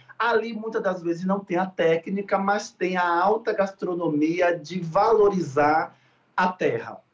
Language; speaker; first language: Portuguese; native; Portuguese